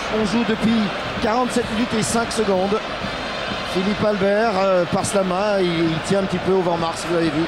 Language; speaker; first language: French; native; French